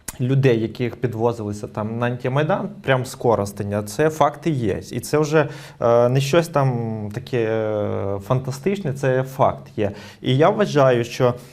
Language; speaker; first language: Ukrainian; native; Ukrainian